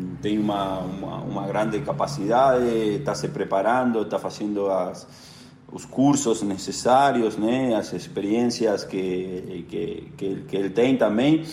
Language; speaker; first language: Portuguese; non-native, learner; Spanish